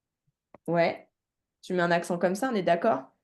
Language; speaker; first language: French; native; French